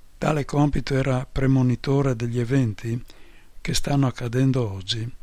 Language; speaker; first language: Italian; non-native, fluent; Polish